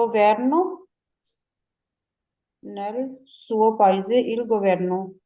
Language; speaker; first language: Italian; non-native, learner; Urdu